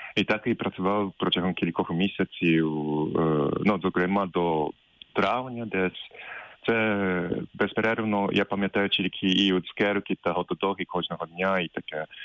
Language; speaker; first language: Ukrainian; non-native, fluent; Japanese